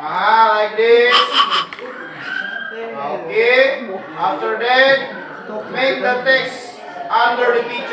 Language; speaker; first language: English; non-native, fluent; Indonesian